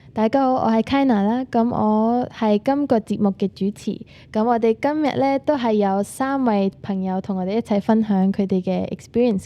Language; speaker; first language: Cantonese; native; Cantonese